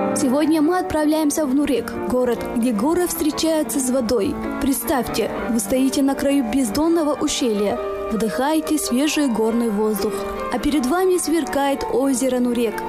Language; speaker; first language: Russian; non-native, local second language; Tajik